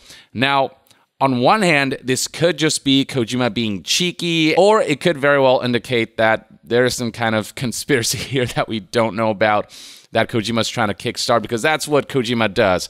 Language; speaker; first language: English; native; English